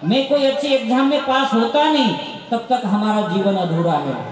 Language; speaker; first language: Hindi; non-native, local second language; Marathi